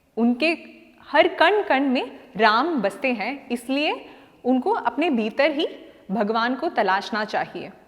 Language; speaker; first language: Hindi; non-native, local second language; Malayalam